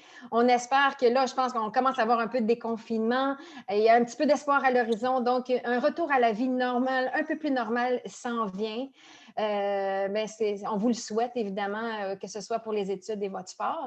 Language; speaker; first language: French; native; French